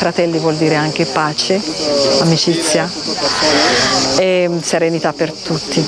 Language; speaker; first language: Italian; non-native, fluent; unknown